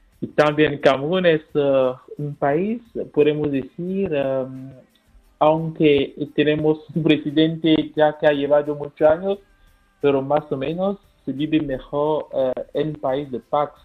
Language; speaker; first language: Spanish; non-native, fluent; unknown